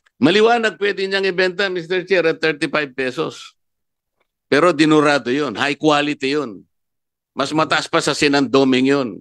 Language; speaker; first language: Filipino; non-native, local second language; Pampanga